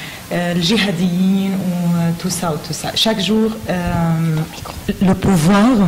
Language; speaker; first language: French; non-native, learner; Arabic